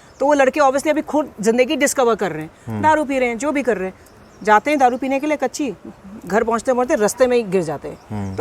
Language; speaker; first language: Hindi; non-native, local second language; Garhwali